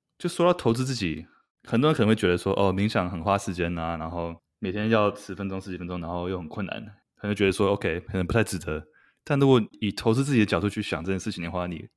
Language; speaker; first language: Chinese; native; Chinese